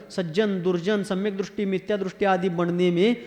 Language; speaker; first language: Hindi; non-native, local second language; Marathi